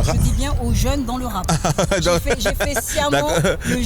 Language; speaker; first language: French; native; French